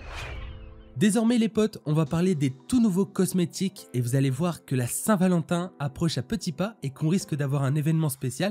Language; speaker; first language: French; native; French